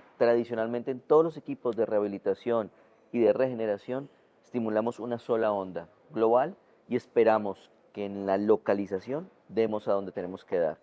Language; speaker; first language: Spanish; native; Spanish